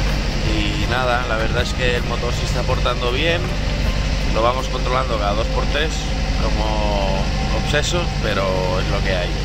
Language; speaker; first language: Spanish; native; Spanish